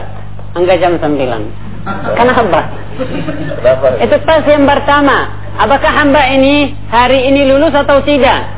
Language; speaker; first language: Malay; non-native, fluent; Arabic